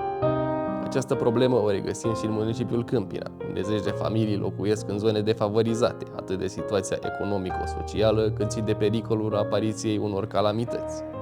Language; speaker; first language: Romanian; native; Romanian